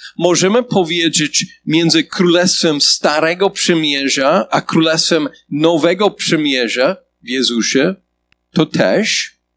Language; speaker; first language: Polish; non-native, fluent; English